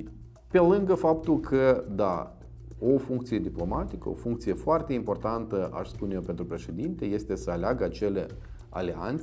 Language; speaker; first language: Romanian; native; Romanian